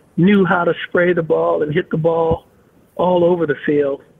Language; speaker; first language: English; native; English